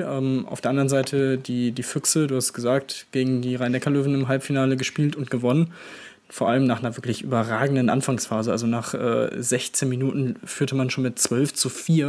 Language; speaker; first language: German; native; German